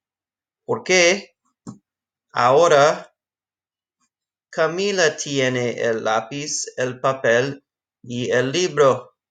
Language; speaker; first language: Spanish; non-native, fluent; English